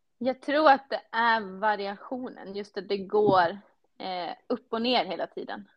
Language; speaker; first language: Swedish; native; Swedish